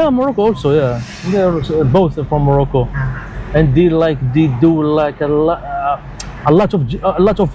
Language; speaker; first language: English; non-native, local second language; Arabic